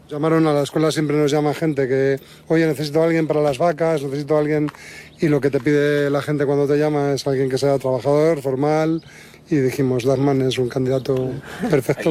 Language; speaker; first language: Spanish; native; Spanish